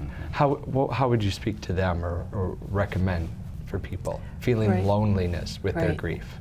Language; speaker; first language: English; native; English